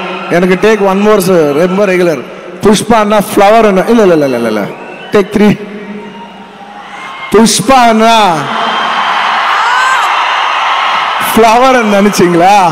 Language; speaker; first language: Tamil; non-native, local second language; Telugu